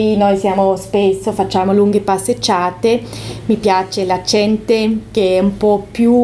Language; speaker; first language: Italian; non-native, local second language; German